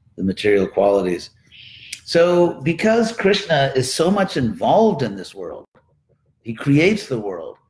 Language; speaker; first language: English; native; English